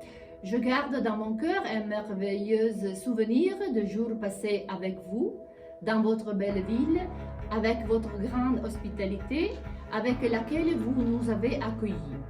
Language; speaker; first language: French; non-native, learner; Italian